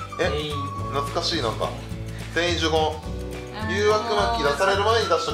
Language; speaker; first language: Japanese; native; Japanese